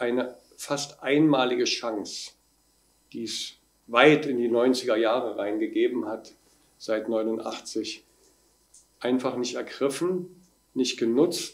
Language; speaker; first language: German; native; German